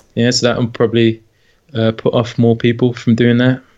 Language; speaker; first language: English; native; English